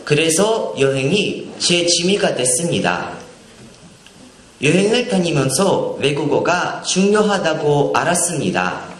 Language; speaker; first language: Korean; non-native, learner; Russian